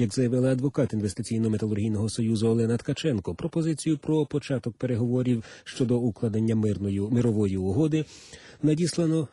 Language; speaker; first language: Ukrainian; native; Ukrainian